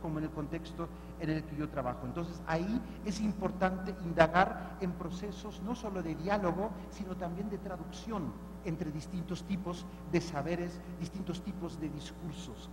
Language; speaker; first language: Spanish; non-native, fluent; German